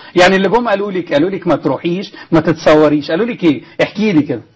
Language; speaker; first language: Arabic; native; Arabic